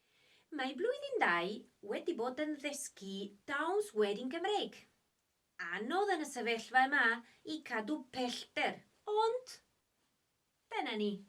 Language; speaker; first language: Welsh; non-native, local second language; Spanish